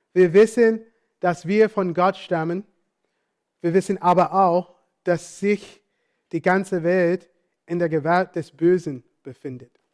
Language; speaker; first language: German; non-native, fluent; English